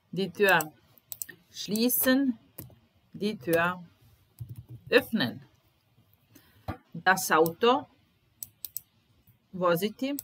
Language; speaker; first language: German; non-native, fluent; Serbian